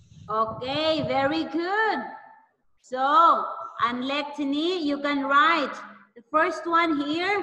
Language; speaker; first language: English; non-native, fluent; Thai